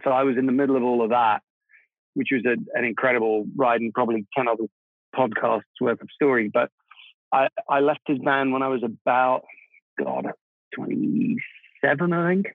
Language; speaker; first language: English; non-native, local second language; Czech